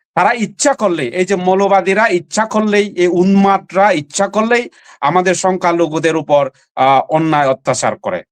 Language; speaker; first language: Bangla; non-native, local second language; Chakma